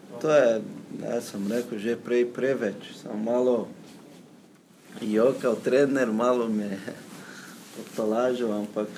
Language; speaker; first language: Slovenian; non-native, learner; Portuguese